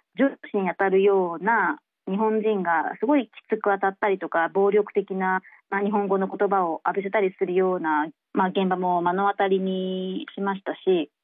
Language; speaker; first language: Japanese; native; Japanese